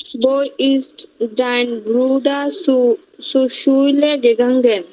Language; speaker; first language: German; non-native, learner; Bangla